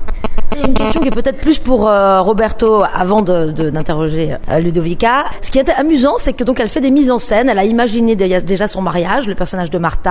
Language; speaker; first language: French; native; French